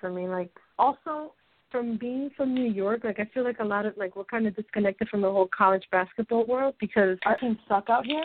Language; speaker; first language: English; early bilingual, other home language; Spanish